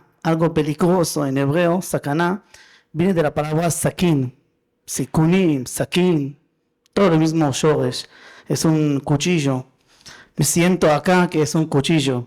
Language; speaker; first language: Spanish; non-native, fluent; Hebrew